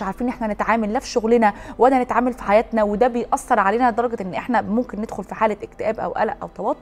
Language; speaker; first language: Arabic; native; Arabic